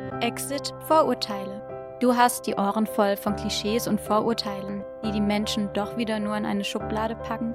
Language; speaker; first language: German; non-native, fluent; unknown